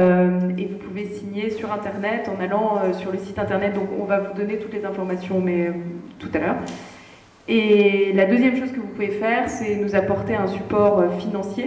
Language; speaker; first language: French; native; French